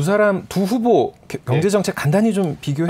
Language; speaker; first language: Korean; native; Korean